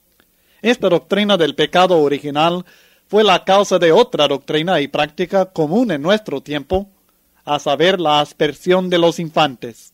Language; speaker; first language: Spanish; native; Spanish